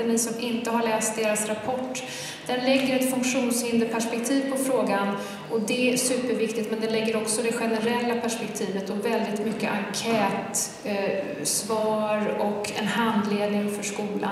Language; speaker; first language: Swedish; native; Swedish